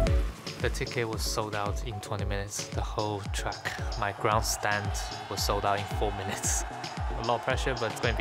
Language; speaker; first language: English; non-native, local second language; Chinese